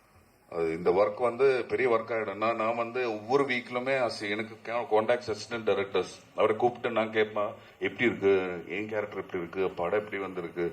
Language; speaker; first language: Tamil; non-native, learner; Malayalam